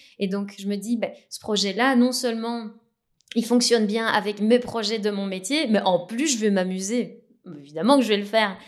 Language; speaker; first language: French; native; French